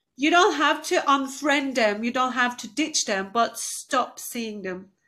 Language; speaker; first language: English; non-native, fluent; Turkish